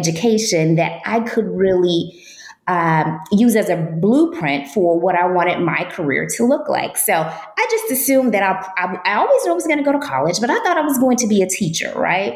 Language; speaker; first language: English; native; English